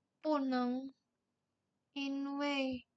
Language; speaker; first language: Chinese; non-native, learner; Indonesian